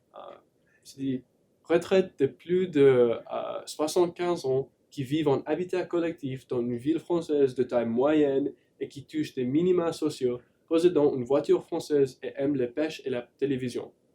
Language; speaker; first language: French; non-native, learner; English